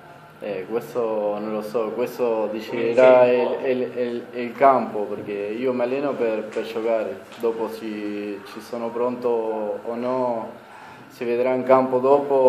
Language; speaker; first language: Italian; non-native, fluent; Spanish